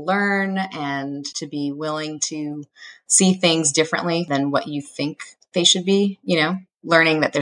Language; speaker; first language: English; native; English